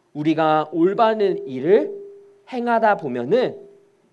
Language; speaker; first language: Korean; native; Korean